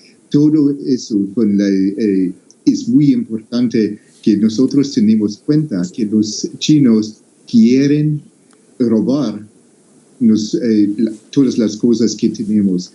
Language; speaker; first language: Spanish; non-native, fluent; English